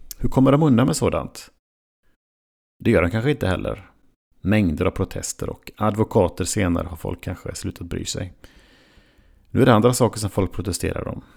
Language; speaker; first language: Swedish; native; Swedish